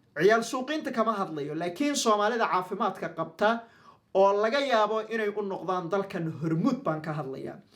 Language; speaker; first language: Somali; non-native, local second language; Maay